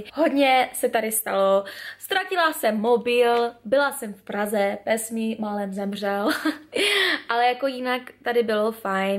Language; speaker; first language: Czech; early bilingual, heritage; Czech